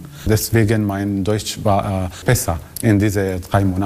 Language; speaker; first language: German; non-native, learner; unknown